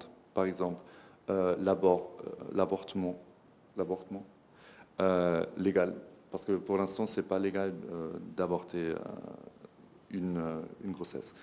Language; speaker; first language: French; non-native, fluent; German